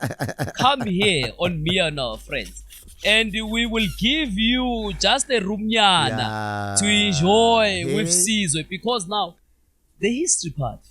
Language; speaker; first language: English; non-native, local second language; Zulu